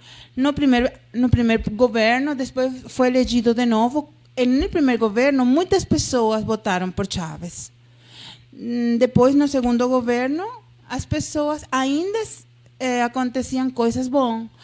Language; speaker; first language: Portuguese; non-native, fluent; Spanish